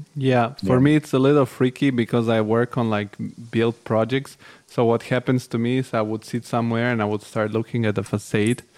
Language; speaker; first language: English; non-native, fluent; Bulgarian